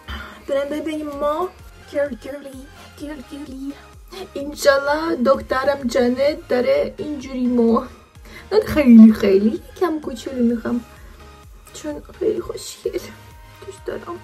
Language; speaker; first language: Persian; non-native, learner; Turkish